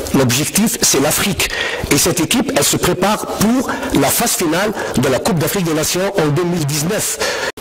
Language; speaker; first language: French; non-native, local second language; Arabic